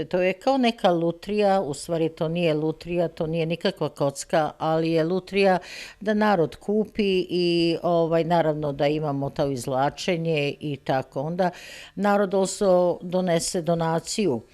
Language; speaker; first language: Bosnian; early bilingual, heritage; Serbian